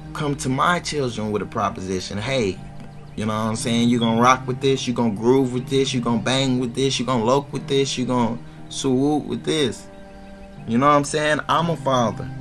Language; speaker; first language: English; native; English